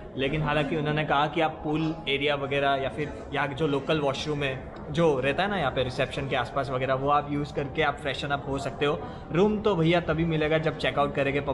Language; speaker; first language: Hindi; native; Hindi